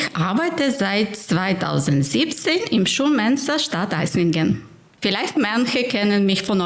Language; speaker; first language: German; non-native, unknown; Ukrainian